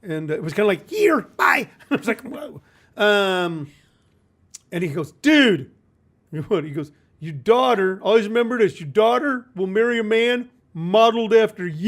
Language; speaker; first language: English; native; English